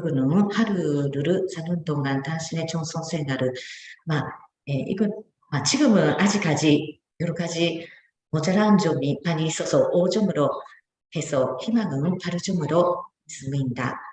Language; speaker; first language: Korean; non-native, fluent; Japanese